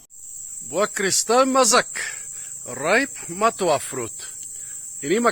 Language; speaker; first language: Indonesian; non-native, learner; German